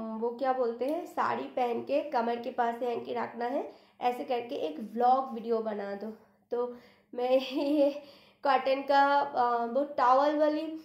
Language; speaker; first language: Hindi; non-native, local second language; Bangla